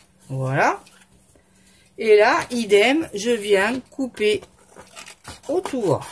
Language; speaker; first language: French; native; French